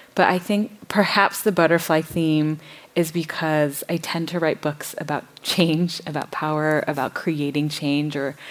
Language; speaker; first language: English; native; English